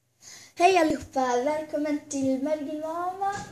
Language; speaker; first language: Swedish; early bilingual, other home language; Albanian